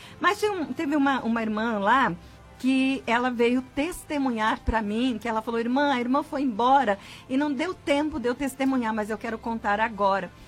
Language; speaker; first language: Portuguese; native; Portuguese